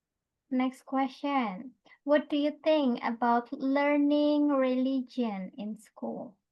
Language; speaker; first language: English; non-native, fluent; Indonesian